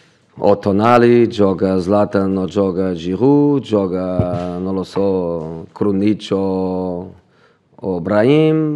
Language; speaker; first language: Italian; non-native, fluent; Portuguese